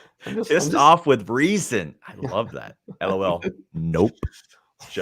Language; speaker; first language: English; native; English